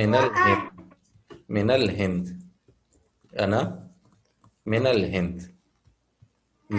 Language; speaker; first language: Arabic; non-native, fluent; Urdu